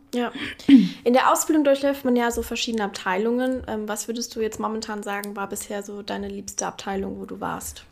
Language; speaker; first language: German; native; German